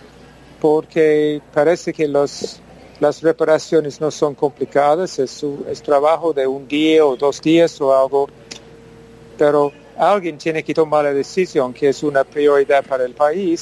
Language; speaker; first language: Spanish; non-native, fluent; English